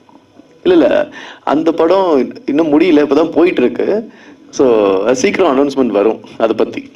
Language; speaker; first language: Tamil; non-native, fluent; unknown